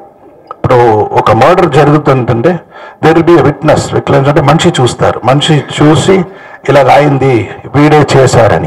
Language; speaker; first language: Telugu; non-native, local second language; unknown